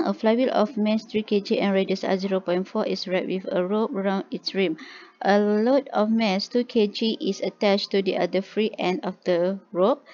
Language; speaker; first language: English; non-native, local second language; Malay